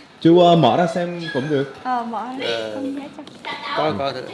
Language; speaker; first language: Vietnamese; non-native, fluent; Korean